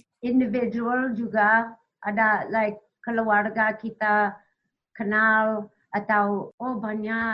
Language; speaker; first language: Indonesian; non-native, learner; English